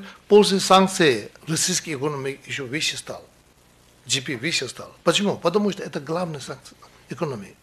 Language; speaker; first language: Russian; non-native, learner; Tibetan